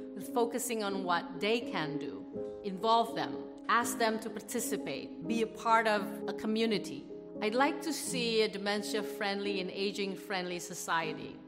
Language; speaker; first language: English; non-native, fluent; Indonesian